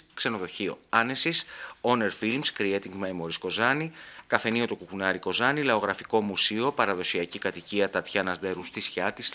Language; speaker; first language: Greek; native; Greek